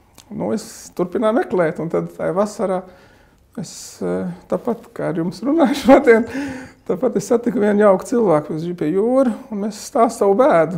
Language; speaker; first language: Latvian; non-native, fluent; Arabic